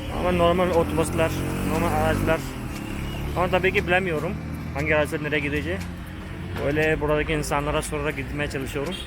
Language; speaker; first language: Turkish; non-native, fluent; Hindi